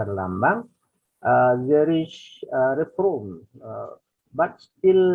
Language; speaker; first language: English; non-native, learner; Indonesian